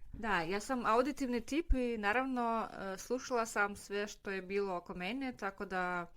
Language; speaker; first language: Serbian; non-native, fluent; Russian